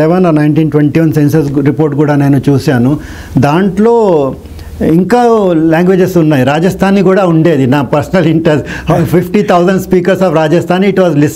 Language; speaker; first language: Telugu; non-native, local second language; Rajasthani